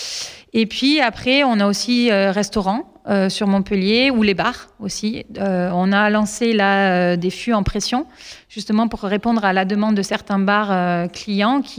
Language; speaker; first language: French; native; French